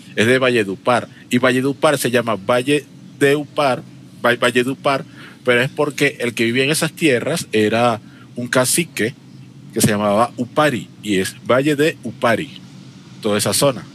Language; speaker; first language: Spanish; native; Spanish